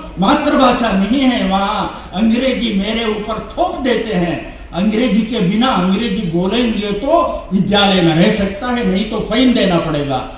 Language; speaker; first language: Hindi; non-native, local second language; Konkani